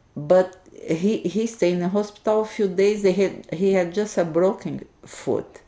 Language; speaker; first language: English; non-native, learner; Portuguese